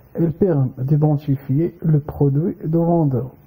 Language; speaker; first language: French; non-native, local second language; Arabic